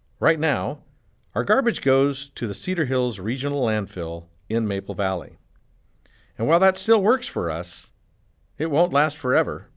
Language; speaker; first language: English; native; English